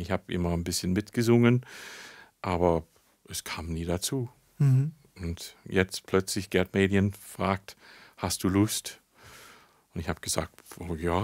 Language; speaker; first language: German; non-native, fluent; English